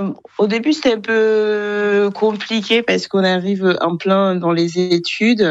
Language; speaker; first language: French; non-native, local second language; Kinyarwanda